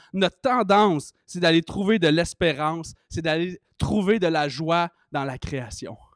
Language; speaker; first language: French; native; French